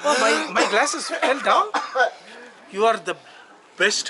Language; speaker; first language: English; non-native, local second language; Telugu